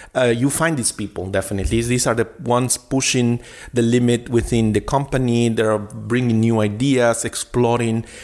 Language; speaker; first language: English; non-native, fluent; Spanish